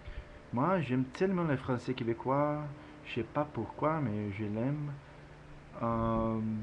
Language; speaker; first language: French; non-native, learner; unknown